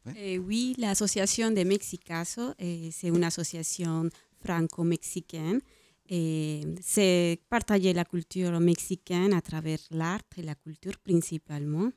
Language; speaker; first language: French; non-native, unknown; Spanish